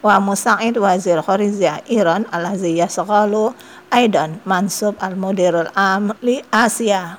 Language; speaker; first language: Arabic; non-native, fluent; Indonesian